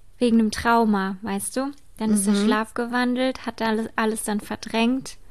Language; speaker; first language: German; native; German